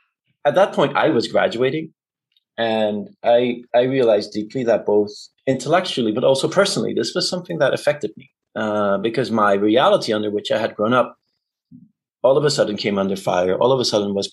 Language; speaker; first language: English; non-native, fluent; Dutch